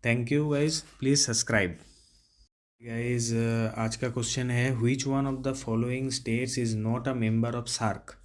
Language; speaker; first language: Hindi; non-native, local second language; Bangla